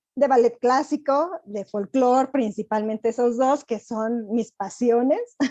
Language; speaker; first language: Spanish; native; Spanish